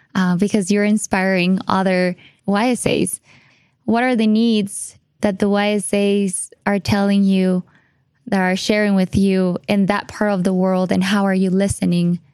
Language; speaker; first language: English; non-native, fluent; Spanish